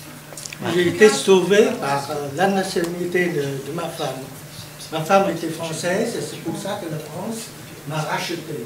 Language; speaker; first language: French; non-native, fluent; Vietnamese